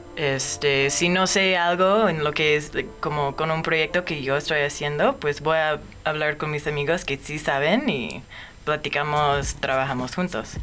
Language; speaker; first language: Spanish; non-native, fluent; English